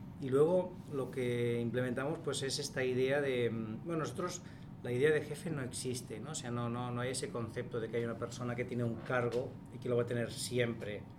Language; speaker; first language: Spanish; native; Spanish